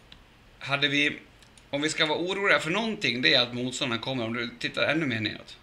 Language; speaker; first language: Swedish; native; Swedish